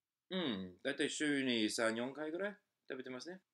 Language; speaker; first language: Japanese; non-native, fluent; English